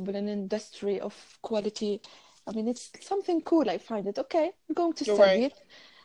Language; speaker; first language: English; non-native, fluent; Arabic